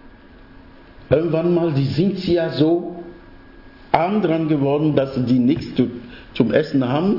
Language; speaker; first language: German; non-native, fluent; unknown